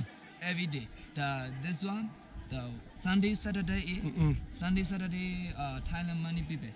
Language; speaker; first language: English; non-native, learner; Burmese